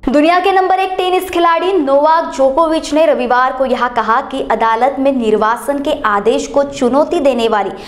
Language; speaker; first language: Hindi; non-native, local second language; Marathi